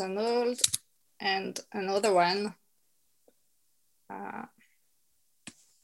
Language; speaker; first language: English; non-native, fluent; French